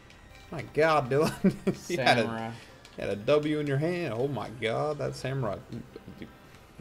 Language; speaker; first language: English; native; English